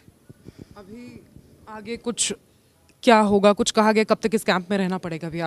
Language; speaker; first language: Hindi; native; Hindi